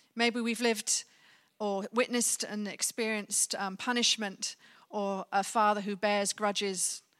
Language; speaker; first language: English; native; English